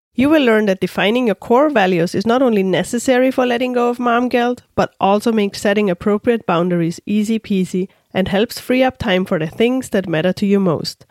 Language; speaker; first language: English; non-native, fluent; German